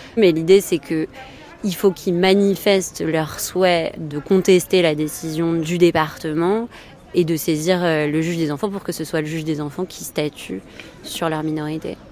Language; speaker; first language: French; native; French